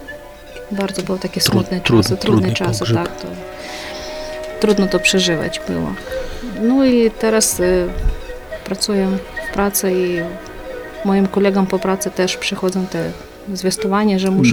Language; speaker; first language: Polish; non-native, fluent; Ukrainian